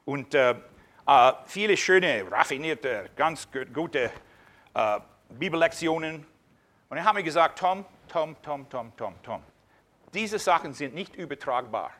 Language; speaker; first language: German; non-native, fluent; English